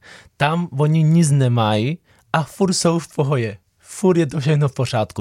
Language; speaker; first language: Czech; non-native, fluent; Spanish